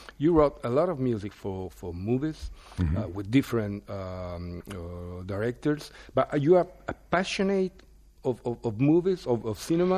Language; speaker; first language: English; non-native, fluent; Italian